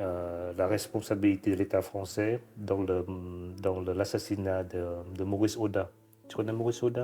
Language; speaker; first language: French; non-native, fluent; Vietnamese